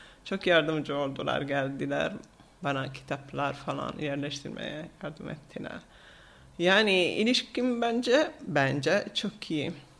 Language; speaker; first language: Turkish; non-native, fluent; Italian